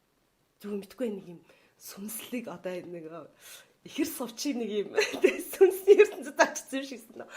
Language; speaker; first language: Mongolian; native; Mongolian